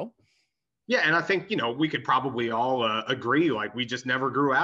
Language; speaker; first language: English; native; English